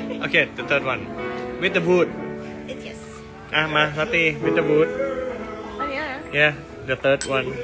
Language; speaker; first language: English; non-native, learner; Thai